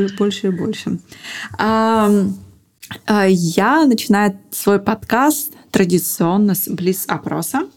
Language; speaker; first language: Russian; native; Russian